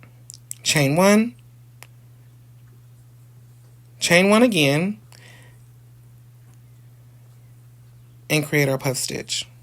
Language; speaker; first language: English; native; English